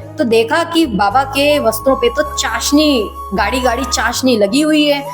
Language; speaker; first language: Hindi; native; Hindi